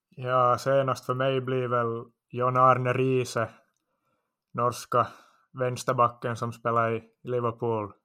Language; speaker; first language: Swedish; native; Swedish